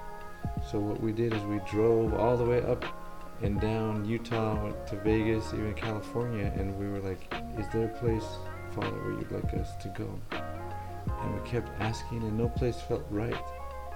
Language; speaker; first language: English; early bilingual, other home language; Spanish